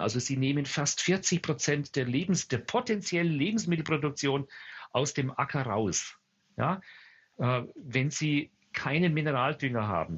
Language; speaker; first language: German; native; German